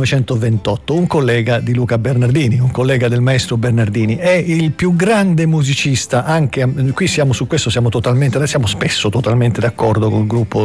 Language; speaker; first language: Italian; native; Italian